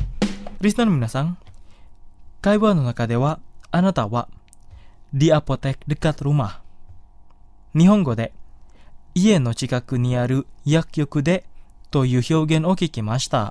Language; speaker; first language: Japanese; non-native, fluent; Indonesian